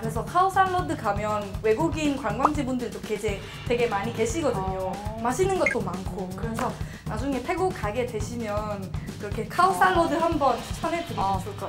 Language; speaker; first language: Korean; non-native, fluent; Thai